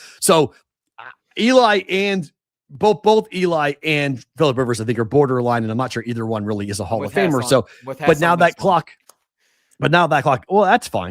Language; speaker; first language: English; native; English